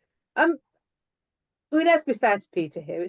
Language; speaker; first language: English; native; English